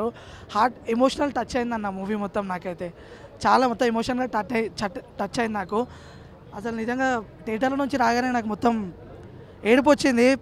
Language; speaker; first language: Telugu; native; Telugu